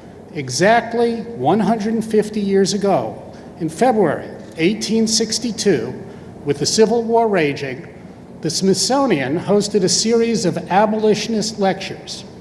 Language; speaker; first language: English; native; English